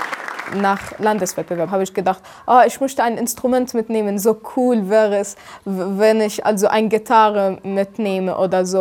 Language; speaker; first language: German; non-native, fluent; Arabic